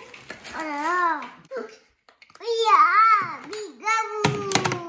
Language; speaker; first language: French; native; French